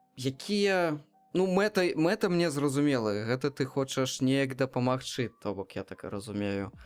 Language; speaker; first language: Belarusian; non-native, local second language; Russian